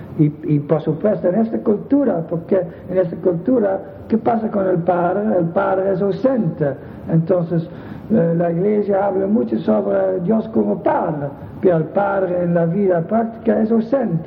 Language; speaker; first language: Spanish; non-native, fluent; Dutch